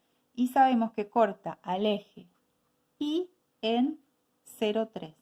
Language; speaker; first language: Spanish; native; Spanish